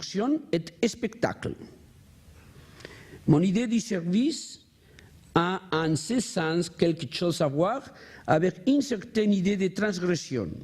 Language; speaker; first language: French; non-native, learner; Spanish